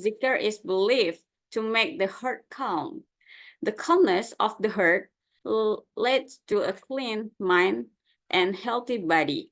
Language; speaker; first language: English; non-native, learner; Indonesian